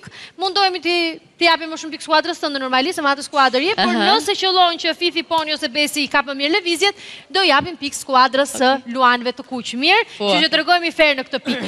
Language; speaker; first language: Albanian; native; Albanian